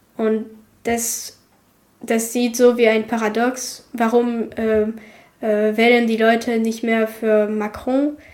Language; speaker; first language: German; non-native, fluent; French